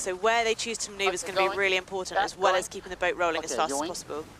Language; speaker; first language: English; native; English